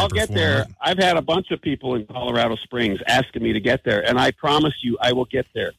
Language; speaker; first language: English; native; English